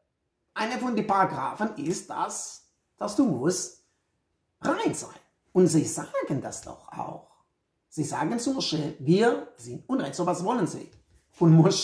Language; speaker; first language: German; non-native, fluent; Hebrew